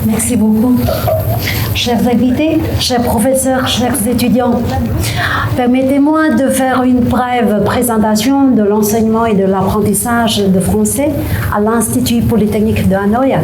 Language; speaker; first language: French; non-native, fluent; Vietnamese